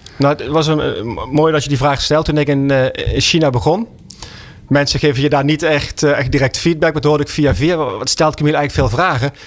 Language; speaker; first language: Dutch; native; Dutch